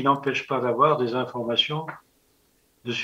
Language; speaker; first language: French; native; French